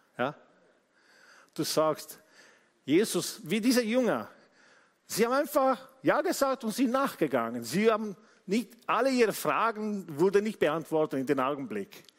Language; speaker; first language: German; non-native, fluent; Italian